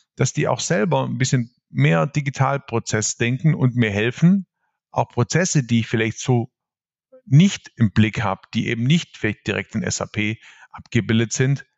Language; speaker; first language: German; native; German